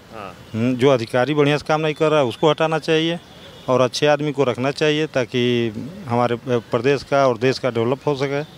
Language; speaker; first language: Hindi; native; Hindi